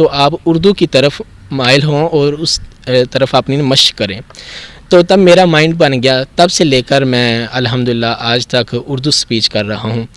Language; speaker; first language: Urdu; non-native, local second language; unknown